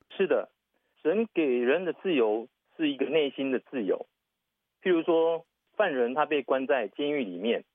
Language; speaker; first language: Chinese; native; Chinese